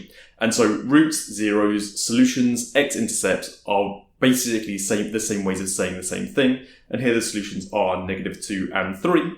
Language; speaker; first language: English; native; English